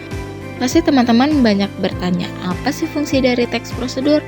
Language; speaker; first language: Indonesian; native; Indonesian